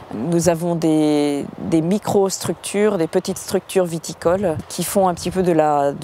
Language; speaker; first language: French; native; French